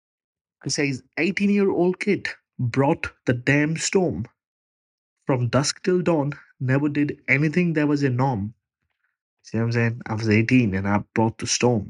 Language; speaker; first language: English; non-native, local second language; Punjabi